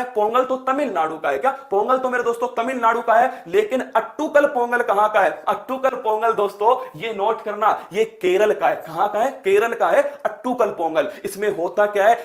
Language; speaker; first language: Hindi; native; Hindi